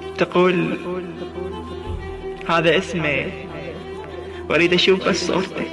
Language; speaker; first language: Arabic; native; Arabic